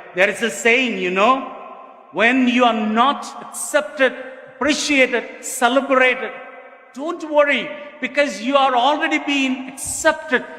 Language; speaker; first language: English; non-native, local second language; Tamil